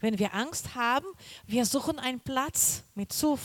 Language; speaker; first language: German; non-native, learner; Portuguese